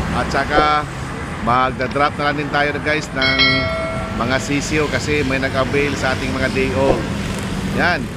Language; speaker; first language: Filipino; non-native, local second language; Cebuano